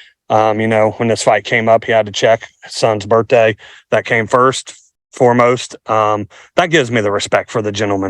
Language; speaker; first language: English; native; English